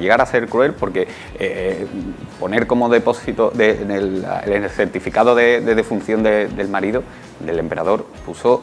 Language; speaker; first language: Spanish; native; Spanish